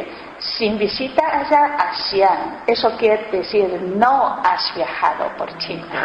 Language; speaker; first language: Spanish; non-native, fluent; Chinese